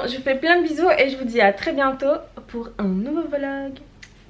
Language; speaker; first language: French; native; French